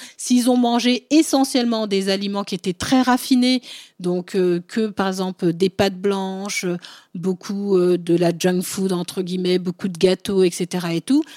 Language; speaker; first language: French; early bilingual, other home language; Bambara